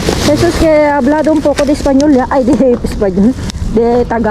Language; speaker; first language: Spanish; non-native, learner; Filipino